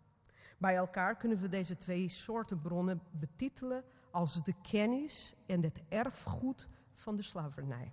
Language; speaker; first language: Dutch; non-native, fluent; Portuguese